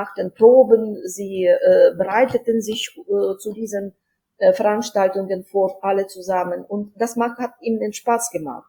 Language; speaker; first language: German; non-native, fluent; Ukrainian